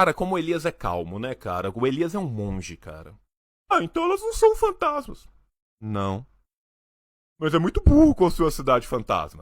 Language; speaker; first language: Portuguese; native; Portuguese